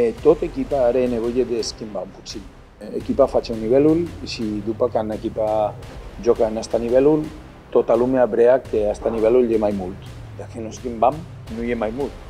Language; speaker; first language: Romanian; non-native, learner; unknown